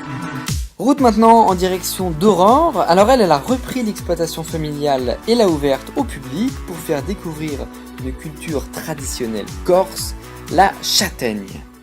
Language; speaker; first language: French; native; French